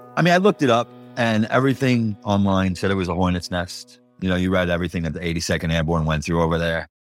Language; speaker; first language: English; early bilingual, other home language; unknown